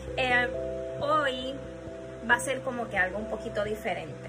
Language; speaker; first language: Spanish; early bilingual, heritage; Spanish